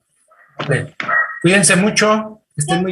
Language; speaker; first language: Spanish; native; Spanish